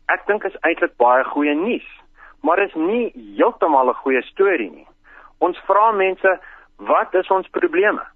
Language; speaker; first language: Afrikaans; non-native, local second language; English